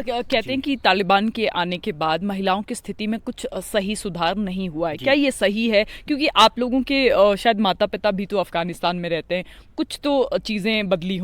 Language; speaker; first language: Hindi; native; Hindi